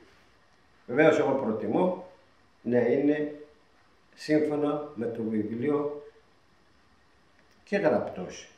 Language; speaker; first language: Greek; non-native, fluent; Persian